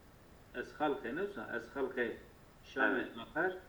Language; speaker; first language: Persian; non-native, learner; Turkish